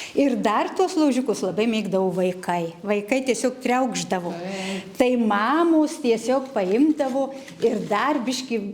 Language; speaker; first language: Lithuanian; native; Lithuanian